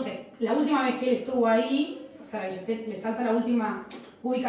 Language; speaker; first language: Spanish; native; Spanish